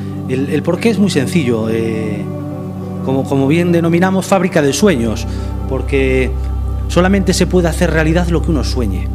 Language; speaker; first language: Spanish; native; Spanish